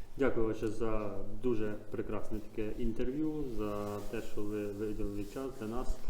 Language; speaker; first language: Ukrainian; native; Ukrainian